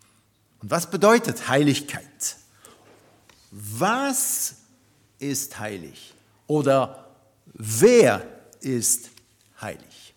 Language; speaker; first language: German; non-native, fluent; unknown